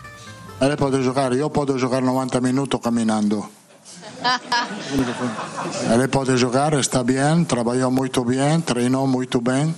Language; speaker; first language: Portuguese; non-native, fluent; Italian